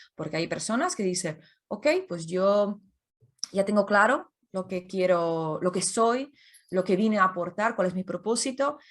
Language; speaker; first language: Spanish; non-native, fluent; Czech